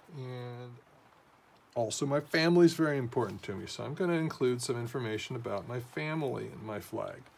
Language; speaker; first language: English; native; English